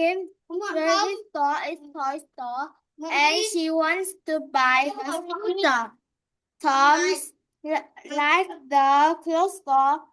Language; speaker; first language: English; non-native, learner; Vietnamese